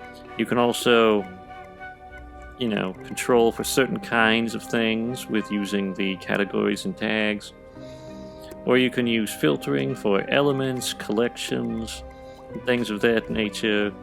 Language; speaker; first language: English; native; English